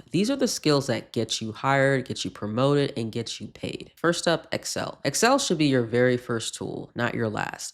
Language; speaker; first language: English; native; English